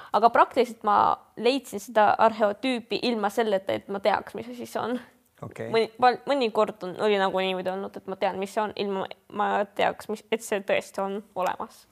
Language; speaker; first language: Estonian; non-native, local second language; Russian